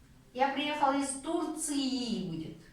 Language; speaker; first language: Russian; non-native, local second language; Kazakh